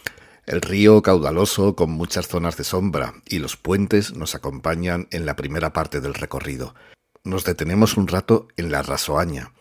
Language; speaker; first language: Spanish; native; Spanish